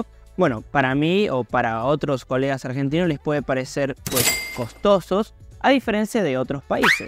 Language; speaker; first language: Spanish; native; Spanish